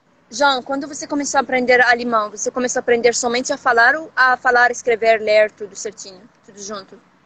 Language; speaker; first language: Portuguese; non-native, fluent; Arabic